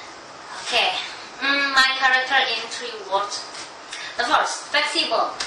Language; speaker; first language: English; non-native, learner; Indonesian